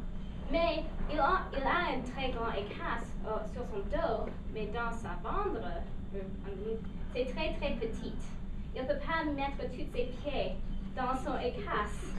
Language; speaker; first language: French; non-native, learner; English